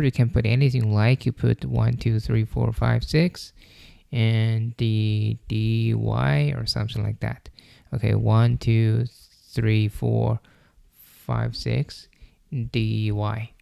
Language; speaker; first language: English; non-native, fluent; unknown